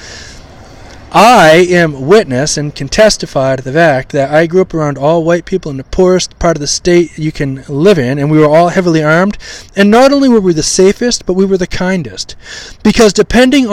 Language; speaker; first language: English; native; English